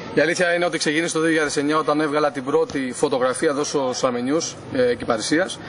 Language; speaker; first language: Greek; native; Greek